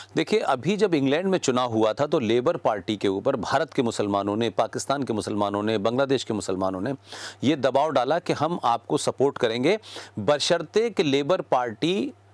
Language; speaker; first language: Hindi; native; Hindi